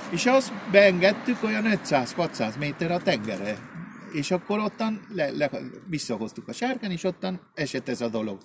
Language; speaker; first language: Hungarian; early bilingual, heritage; Spanish